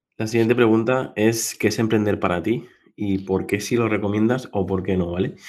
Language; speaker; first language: Spanish; non-native, local second language; Catalan